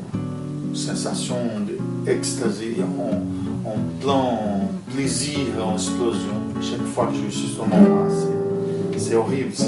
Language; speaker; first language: French; non-native, fluent; Portuguese